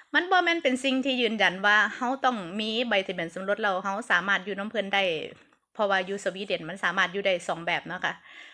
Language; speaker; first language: Thai; native; Thai